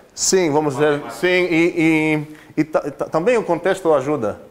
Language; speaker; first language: Portuguese; non-native, fluent; Greek